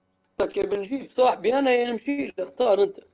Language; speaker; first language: Arabic; native; Arabic